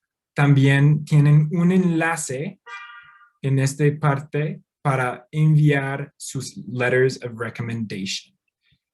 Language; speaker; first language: Spanish; non-native, fluent; English